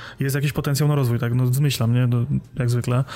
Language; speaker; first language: Polish; native; Polish